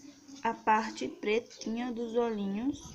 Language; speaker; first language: Portuguese; native; Portuguese